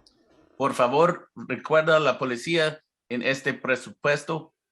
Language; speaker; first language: Spanish; non-native, learner; English